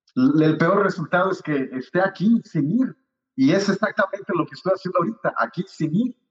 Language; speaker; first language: Spanish; native; Spanish